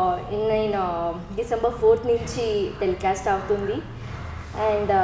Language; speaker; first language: Telugu; non-native, learner; Kannada